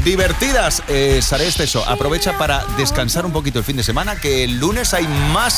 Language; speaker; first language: Spanish; native; Spanish